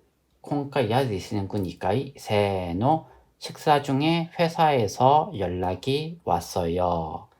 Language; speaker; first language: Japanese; non-native, fluent; Korean